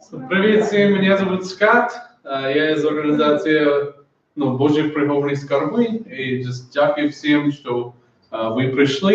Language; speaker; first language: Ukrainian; non-native, learner; English